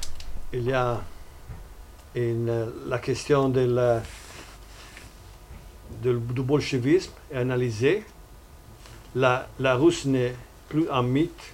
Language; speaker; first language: French; non-native, fluent; Italian